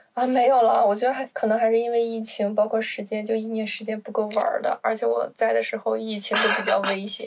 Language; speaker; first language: Chinese; native; Chinese